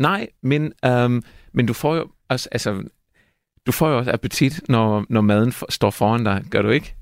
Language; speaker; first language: Danish; non-native, fluent; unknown